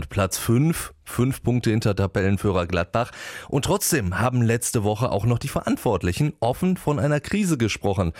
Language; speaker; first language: German; native; German